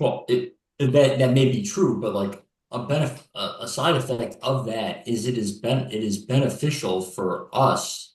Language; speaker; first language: English; native; English